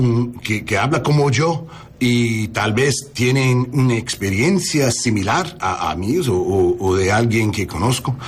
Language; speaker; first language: Spanish; non-native, learner; English